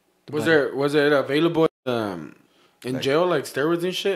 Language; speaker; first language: English; early bilingual, other home language; Spanish